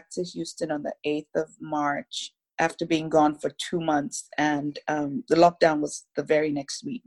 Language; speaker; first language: English; non-native, local second language; Yoruba